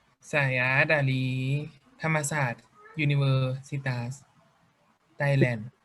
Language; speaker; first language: Indonesian; non-native, learner; Thai